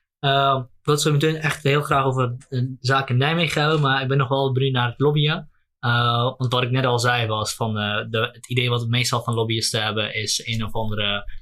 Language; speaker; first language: Dutch; native; Dutch